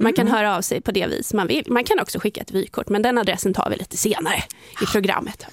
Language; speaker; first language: Swedish; native; Swedish